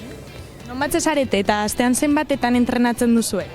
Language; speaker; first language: Basque; native; Basque